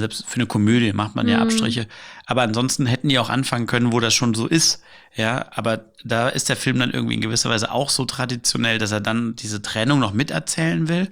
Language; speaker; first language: German; native; German